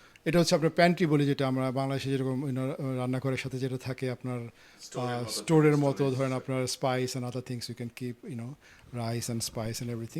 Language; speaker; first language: Bangla; native; Bangla